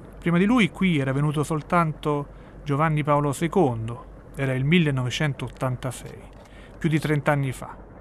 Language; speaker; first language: Italian; native; Italian